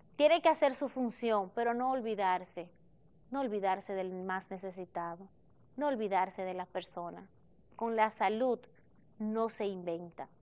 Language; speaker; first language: Spanish; native; Spanish